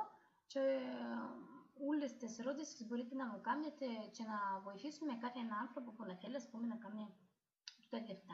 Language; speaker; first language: Greek; non-native, learner; Russian